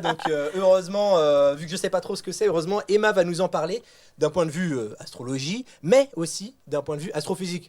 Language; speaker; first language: French; native; French